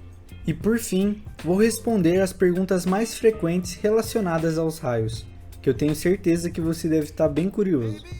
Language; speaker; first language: Portuguese; native; Portuguese